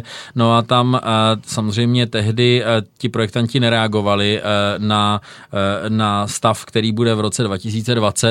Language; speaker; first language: Czech; native; Czech